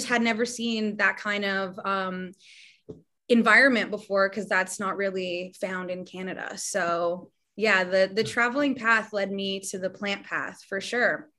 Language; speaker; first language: English; native; English